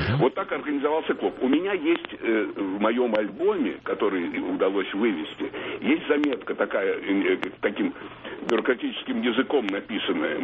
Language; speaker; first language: Russian; native; Russian